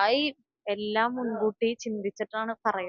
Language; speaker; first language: Malayalam; native; Malayalam